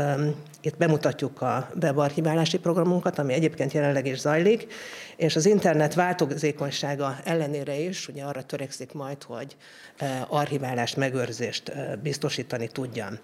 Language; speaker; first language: Hungarian; native; Hungarian